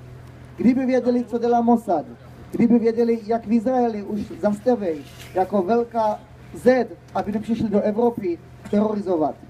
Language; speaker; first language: Czech; early bilingual, heritage; Czech